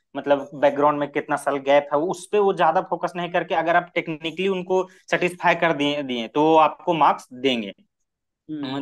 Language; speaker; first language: Hindi; native; Hindi